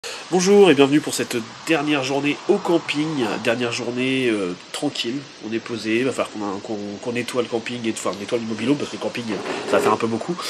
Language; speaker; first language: French; native; French